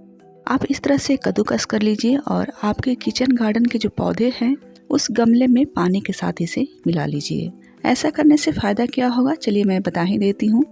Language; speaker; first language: Hindi; native; Hindi